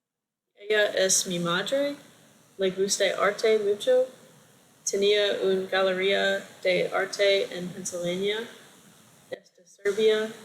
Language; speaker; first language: Spanish; non-native, learner; English